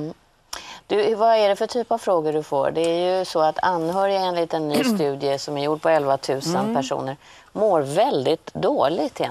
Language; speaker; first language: Swedish; native; Swedish